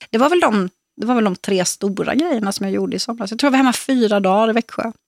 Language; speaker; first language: Swedish; native; Swedish